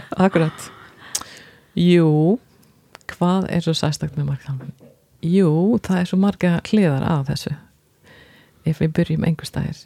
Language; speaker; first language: Icelandic; non-native, fluent; Swedish